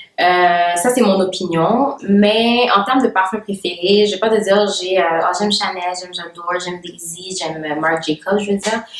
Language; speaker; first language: French; non-native, local second language; Haitian Creole